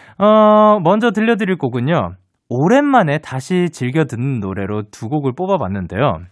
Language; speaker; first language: Korean; native; Korean